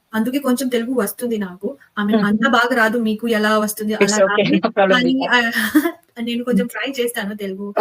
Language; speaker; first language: Telugu; non-native, local second language; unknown